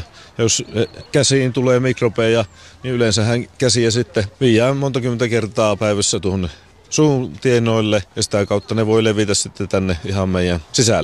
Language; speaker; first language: Finnish; native; Finnish